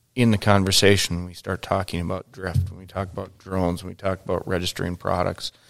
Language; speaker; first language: English; native; English